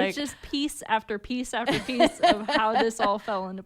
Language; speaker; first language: English; native; English